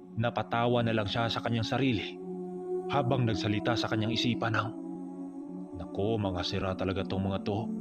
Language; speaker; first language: Filipino; non-native, local second language; Cebuano